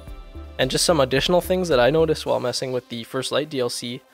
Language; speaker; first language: English; native; English